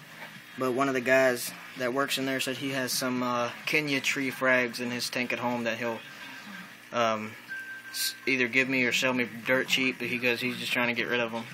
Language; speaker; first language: English; native; English